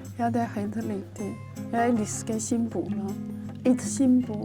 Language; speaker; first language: Norwegian; non-native, learner; Chinese